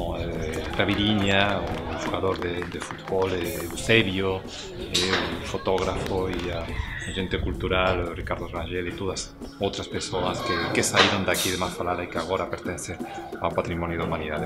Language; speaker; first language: Portuguese; non-native, fluent; Spanish